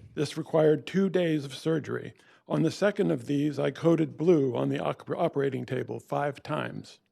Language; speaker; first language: English; native; English